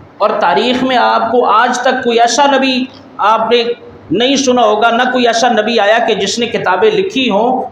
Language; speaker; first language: Urdu; native; Urdu